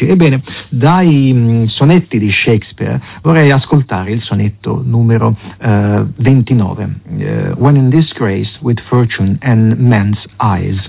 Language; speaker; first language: Italian; native; Italian